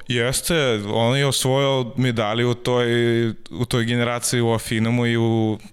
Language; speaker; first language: Serbian; non-native, learner; Russian